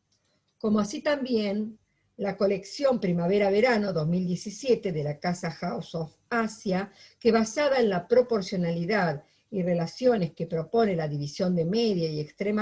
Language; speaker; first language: Spanish; native; Spanish